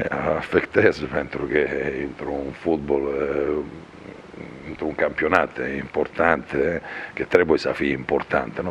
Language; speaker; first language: Romanian; non-native, fluent; Italian